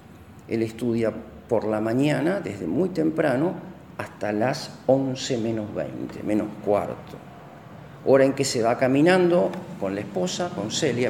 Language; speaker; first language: Spanish; native; Spanish